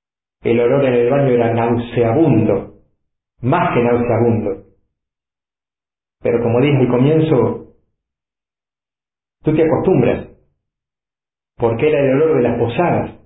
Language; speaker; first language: Spanish; native; Spanish